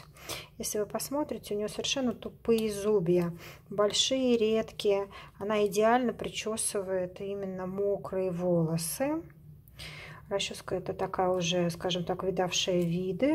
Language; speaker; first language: Russian; native; Russian